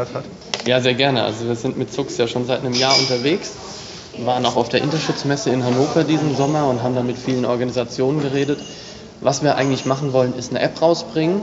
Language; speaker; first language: German; native; German